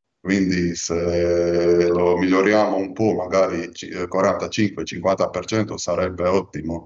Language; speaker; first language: Italian; non-native, fluent; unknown